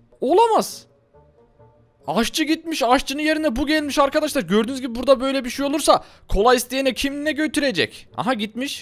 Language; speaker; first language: Turkish; native; Turkish